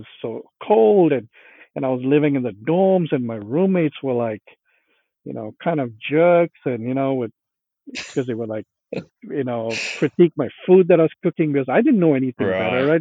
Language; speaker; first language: English; non-native, local second language; Punjabi